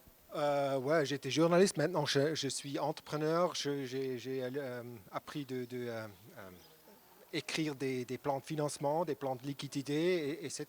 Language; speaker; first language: French; non-native, local second language; German